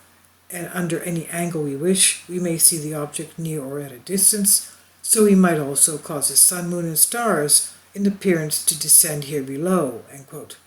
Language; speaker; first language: English; non-native, fluent; Greek